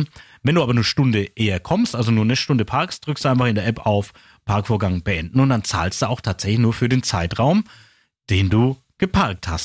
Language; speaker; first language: German; native; German